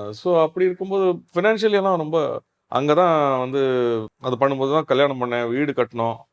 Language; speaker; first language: Tamil; non-native, local second language; Kannada